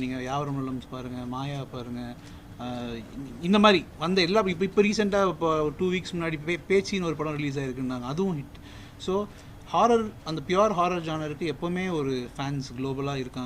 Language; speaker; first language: Tamil; native; Tamil